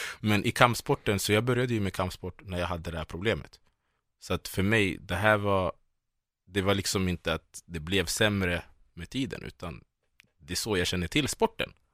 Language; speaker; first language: Swedish; early bilingual, other home language; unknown